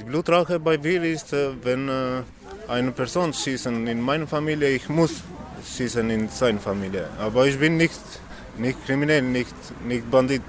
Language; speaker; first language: German; non-native, learner; Albanian